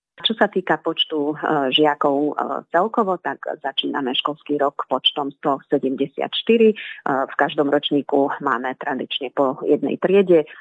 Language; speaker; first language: Slovak; non-native, local second language; Hungarian